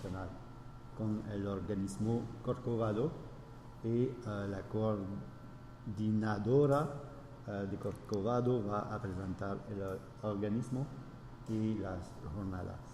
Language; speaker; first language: Spanish; non-native, fluent; French